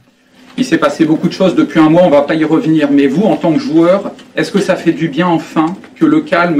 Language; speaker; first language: French; native; French